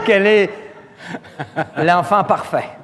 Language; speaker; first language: French; native; French